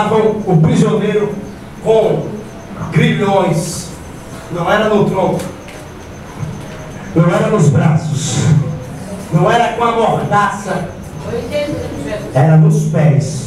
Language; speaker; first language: Portuguese; native; Portuguese